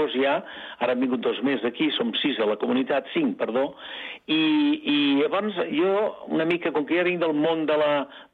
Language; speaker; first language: Catalan; native; Catalan